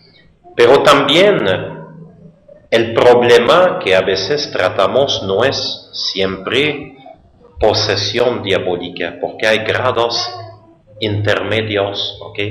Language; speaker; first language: Spanish; non-native, fluent; French